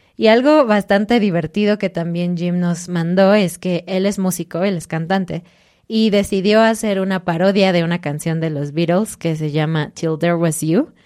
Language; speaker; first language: Spanish; native; Spanish